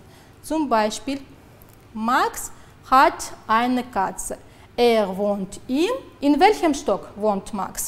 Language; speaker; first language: German; non-native, fluent; Uzbek